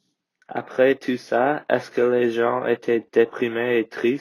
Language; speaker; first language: French; non-native, learner; English